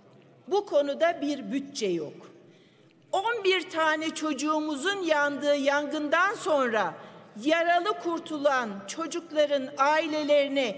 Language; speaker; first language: Turkish; native; Turkish